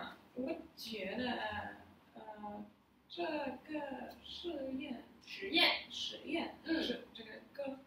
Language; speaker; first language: Chinese; non-native, learner; English